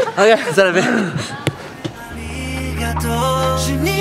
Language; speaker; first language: Chinese; non-native, fluent; Japanese